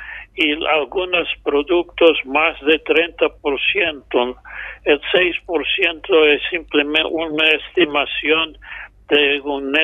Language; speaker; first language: Spanish; non-native, fluent; English